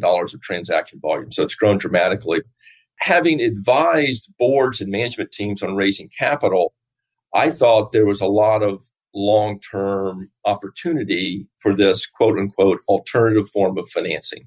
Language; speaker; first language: English; native; English